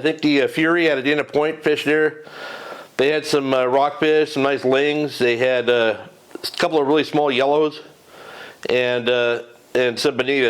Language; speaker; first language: English; native; English